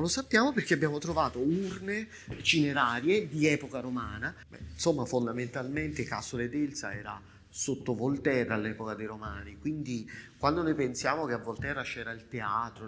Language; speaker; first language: Italian; native; Italian